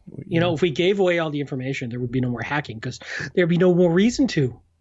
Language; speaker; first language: English; native; English